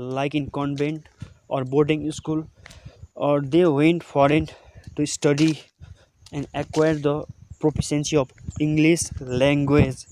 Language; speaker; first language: English; non-native, local second language; Nepali